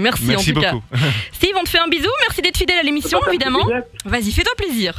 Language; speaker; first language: French; native; French